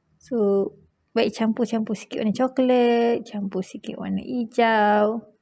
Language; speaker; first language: Malay; native; Malay